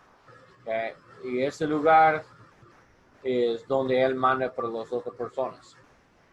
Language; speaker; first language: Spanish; non-native, learner; English